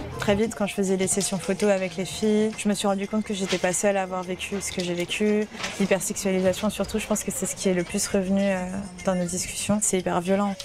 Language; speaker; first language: French; early bilingual, other home language; Spanish